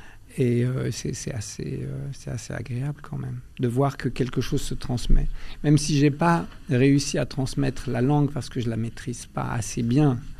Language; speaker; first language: French; early bilingual, other home language; Albanian